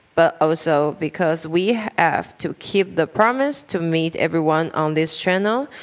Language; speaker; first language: English; non-native, learner; Chinese